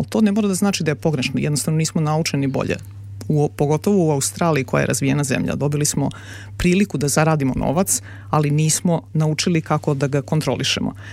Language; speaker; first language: Serbian; native; Serbian